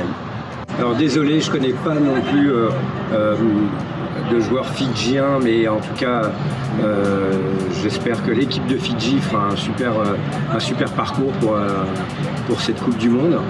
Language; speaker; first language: French; native; French